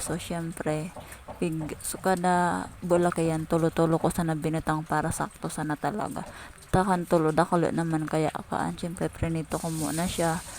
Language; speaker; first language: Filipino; non-native, local second language; Bikol